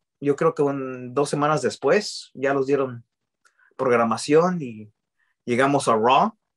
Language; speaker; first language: Spanish; early bilingual, heritage; Spanish